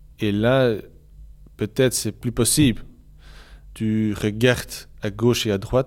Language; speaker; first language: French; non-native, local second language; Dutch